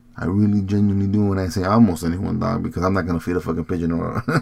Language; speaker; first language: English; early bilingual, heritage; Spanish